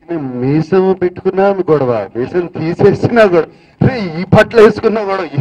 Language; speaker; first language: Telugu; native; Telugu